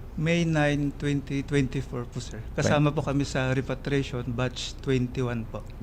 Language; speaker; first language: Filipino; native; Filipino